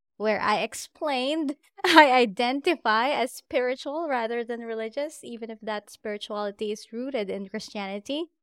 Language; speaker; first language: English; non-native, local second language; Filipino